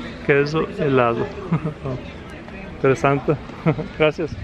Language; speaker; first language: Spanish; non-native, fluent; Italian